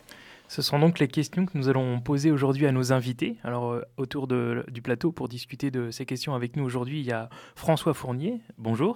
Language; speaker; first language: French; native; French